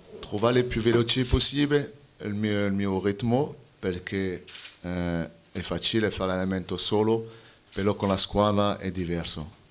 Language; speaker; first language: Italian; non-native, fluent; French